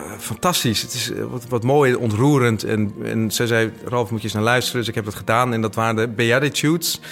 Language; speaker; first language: Dutch; native; Dutch